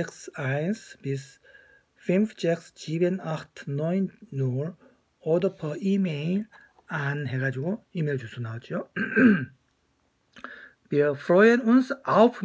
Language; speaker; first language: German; non-native, fluent; Korean